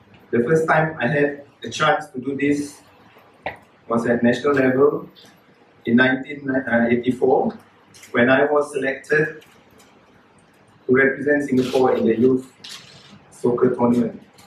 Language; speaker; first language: English; non-native, local second language; Malay